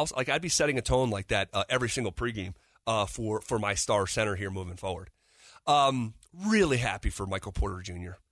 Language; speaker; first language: English; native; English